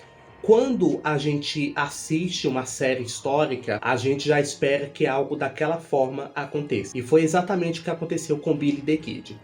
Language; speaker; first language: Portuguese; native; Portuguese